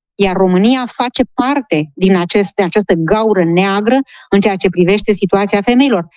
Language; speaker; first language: Romanian; native; Romanian